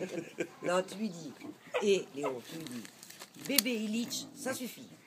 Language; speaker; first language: French; native; French